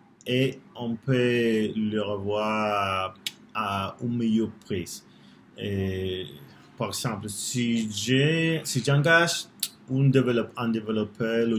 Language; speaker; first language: French; non-native, learner; Spanish